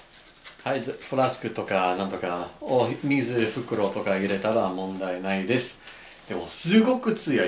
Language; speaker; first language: Japanese; non-native, learner; English